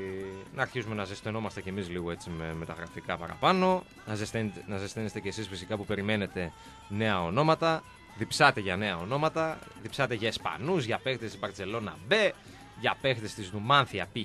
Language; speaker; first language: Greek; native; Greek